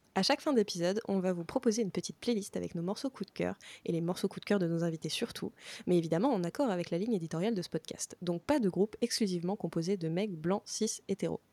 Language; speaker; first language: French; native; French